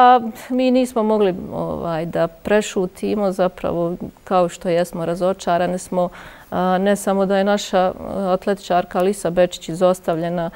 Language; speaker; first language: Croatian; native; Croatian